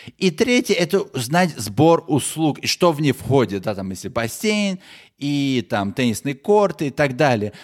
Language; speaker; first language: Russian; early bilingual, heritage; Russian